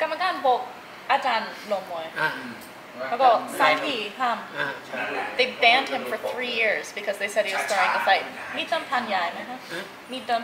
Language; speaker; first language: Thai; non-native, fluent; English